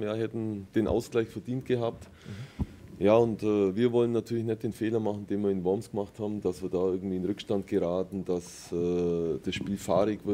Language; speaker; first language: German; native; German